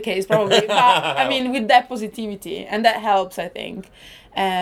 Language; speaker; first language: English; non-native, fluent; Italian